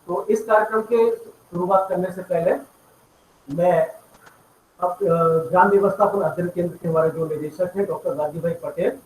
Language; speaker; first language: Hindi; non-native, local second language; Gujarati